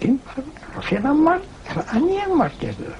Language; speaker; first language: Hebrew; non-native, fluent; German